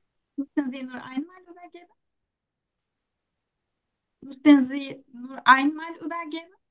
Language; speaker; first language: German; non-native, learner; Turkish